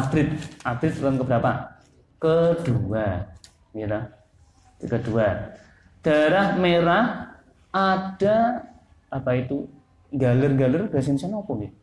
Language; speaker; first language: Indonesian; non-native, local second language; Javanese